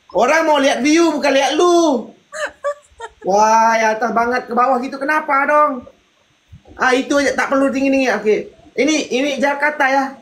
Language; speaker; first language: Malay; native; Malay